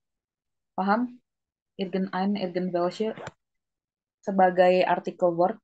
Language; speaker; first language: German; non-native, fluent; Indonesian